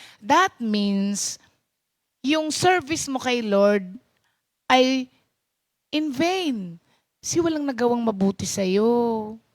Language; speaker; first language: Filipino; non-native, local second language; Pampanga